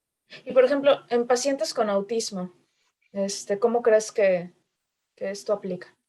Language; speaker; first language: Spanish; native; Spanish